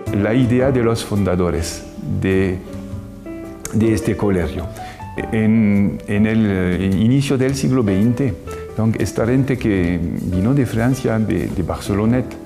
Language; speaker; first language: Spanish; non-native, fluent; French